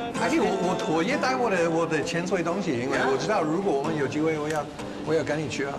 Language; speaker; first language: Chinese; non-native, learner; English